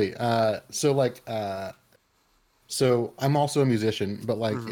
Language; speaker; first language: English; early bilingual, other home language; Spanish